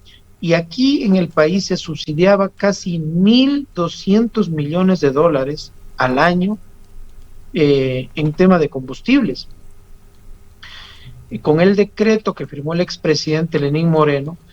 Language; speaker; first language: Spanish; native; Spanish